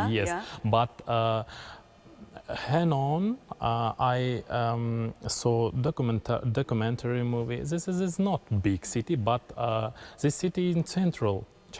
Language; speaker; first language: English; non-native, learner; Kazakh